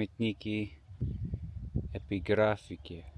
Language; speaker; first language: Russian; non-native, learner; English